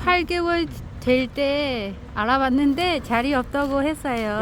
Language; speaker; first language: Korean; non-native, learner; Vietnamese